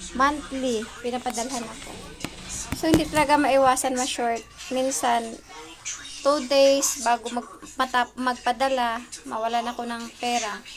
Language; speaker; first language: Filipino; non-native, local second language; Hiligaynon